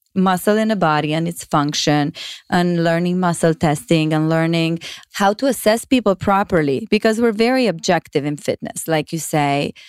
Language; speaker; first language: English; non-native, fluent; Romanian